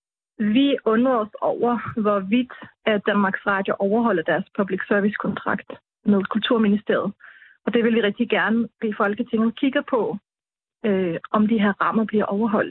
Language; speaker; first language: Danish; native; Danish